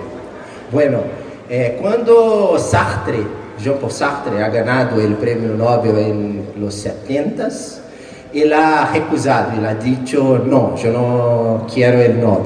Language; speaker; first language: Spanish; non-native, fluent; Portuguese